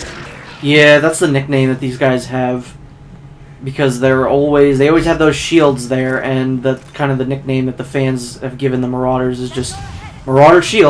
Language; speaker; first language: English; native; English